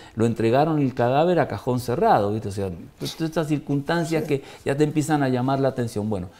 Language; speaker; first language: Spanish; native; Spanish